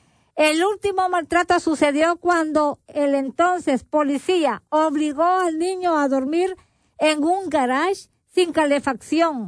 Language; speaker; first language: Spanish; native; Spanish